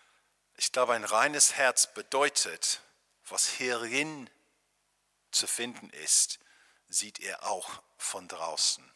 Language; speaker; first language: German; non-native, fluent; English